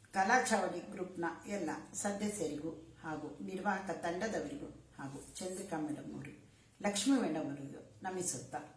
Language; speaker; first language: Kannada; native; Kannada